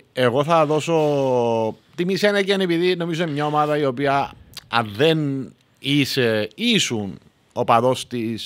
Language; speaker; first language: Greek; native; Greek